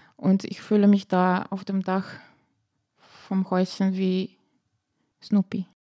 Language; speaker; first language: German; non-native, fluent; Slovenian